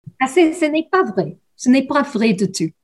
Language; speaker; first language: French; non-native, learner; English